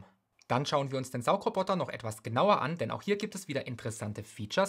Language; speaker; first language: German; native; German